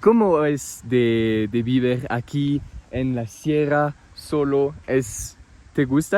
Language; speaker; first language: Spanish; non-native, learner; French